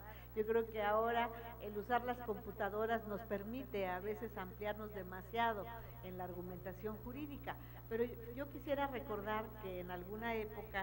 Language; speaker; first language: Spanish; native; Spanish